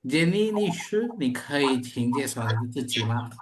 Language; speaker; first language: Chinese; non-native, fluent; Indonesian